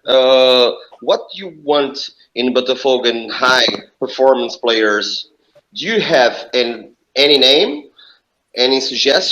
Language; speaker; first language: English; non-native, learner; Portuguese